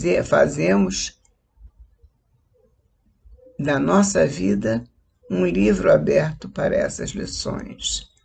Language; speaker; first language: Portuguese; native; Portuguese